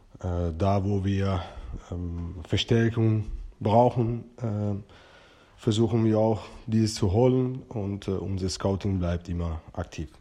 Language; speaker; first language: German; non-native, fluent; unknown